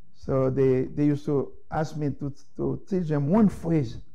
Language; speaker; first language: English; non-native, fluent; Haitian Creole